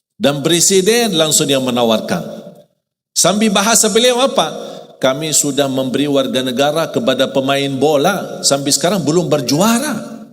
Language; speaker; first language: Malay; non-native, fluent; Arabic